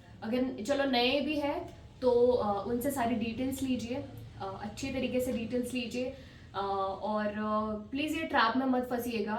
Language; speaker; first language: Hindi; native; Hindi